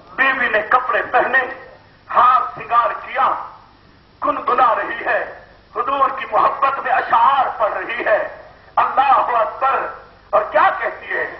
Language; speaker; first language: Urdu; non-native, local second language; Sindhi